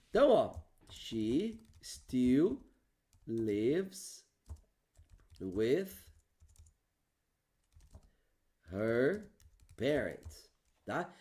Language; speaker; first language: English; non-native, fluent; Portuguese